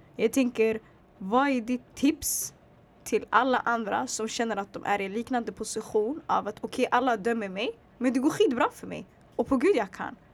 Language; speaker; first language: Swedish; early bilingual, other home language; Tigrinya